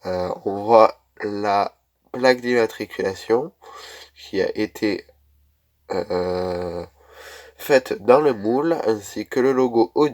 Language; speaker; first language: French; native; French